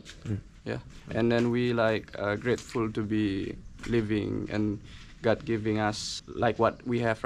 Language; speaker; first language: English; non-native, learner; Balinese